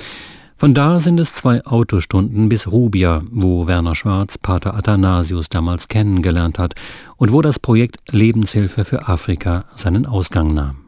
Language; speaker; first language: German; native; German